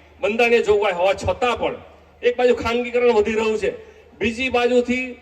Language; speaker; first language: Gujarati; non-native, local second language; Bhili